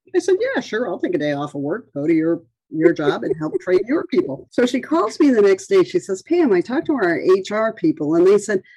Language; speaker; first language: English; native; English